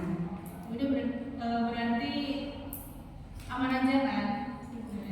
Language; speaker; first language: Indonesian; native; Indonesian